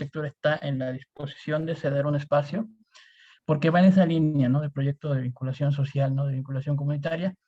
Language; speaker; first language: Spanish; native; Spanish